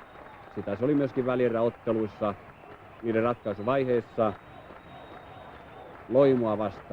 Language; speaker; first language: Finnish; native; Finnish